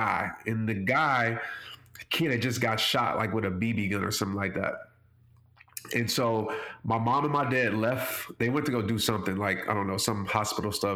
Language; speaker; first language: English; native; English